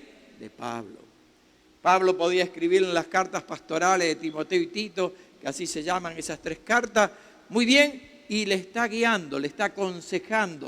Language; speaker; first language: Spanish; native; Spanish